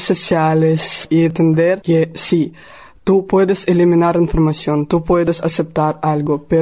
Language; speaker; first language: Spanish; non-native, learner; Russian